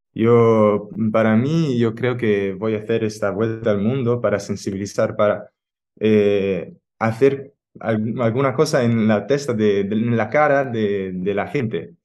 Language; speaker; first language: Spanish; non-native, learner; Italian